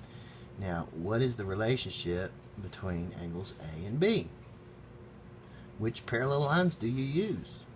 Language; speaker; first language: English; native; English